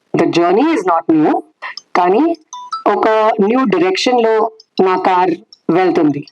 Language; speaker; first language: Telugu; non-native, fluent; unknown